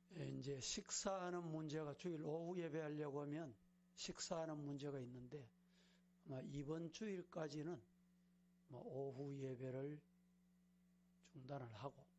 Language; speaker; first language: Korean; native; Korean